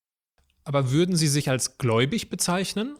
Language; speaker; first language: German; native; German